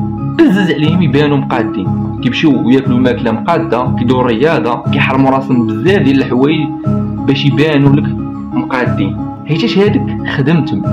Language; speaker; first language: Arabic; native; Arabic